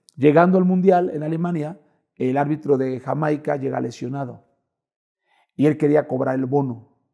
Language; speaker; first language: Spanish; native; Spanish